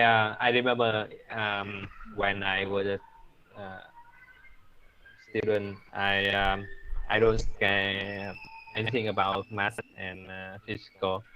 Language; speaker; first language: English; non-native, learner; Vietnamese